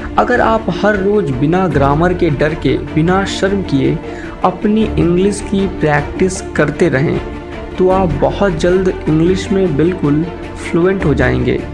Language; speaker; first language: Hindi; native; Hindi